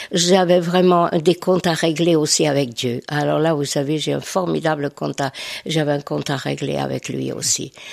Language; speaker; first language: French; non-native, fluent; Hungarian